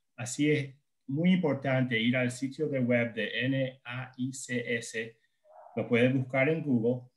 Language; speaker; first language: Spanish; non-native, fluent; English